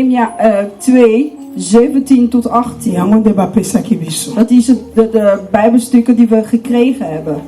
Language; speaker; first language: Dutch; non-native, learner; Lingala